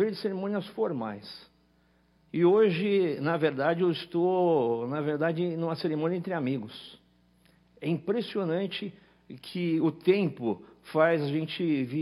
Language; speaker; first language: Portuguese; native; Portuguese